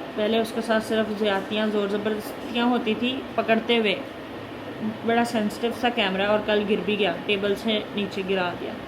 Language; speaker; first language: Urdu; native; Urdu